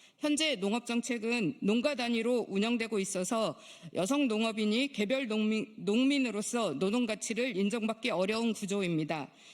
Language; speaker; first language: Korean; native; Korean